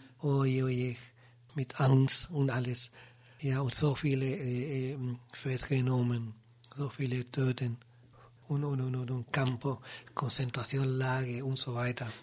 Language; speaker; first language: German; non-native, learner; Spanish